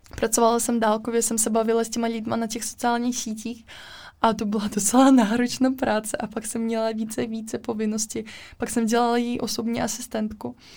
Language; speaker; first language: Czech; non-native, fluent; Russian